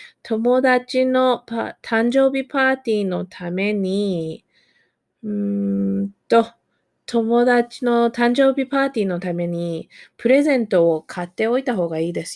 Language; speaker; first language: Japanese; non-native, fluent; English